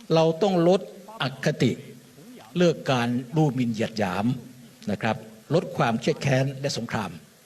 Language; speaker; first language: Thai; native; Thai